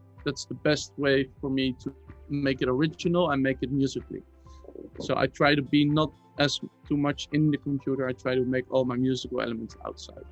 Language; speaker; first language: English; non-native, fluent; Dutch